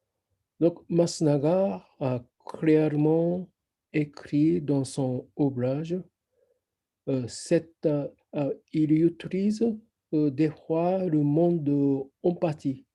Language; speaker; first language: French; non-native, fluent; Japanese